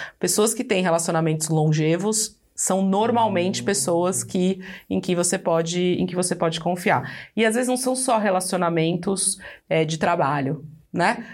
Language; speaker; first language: Portuguese; native; Portuguese